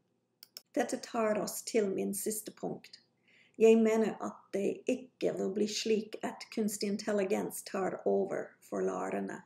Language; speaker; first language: Norwegian; non-native, fluent; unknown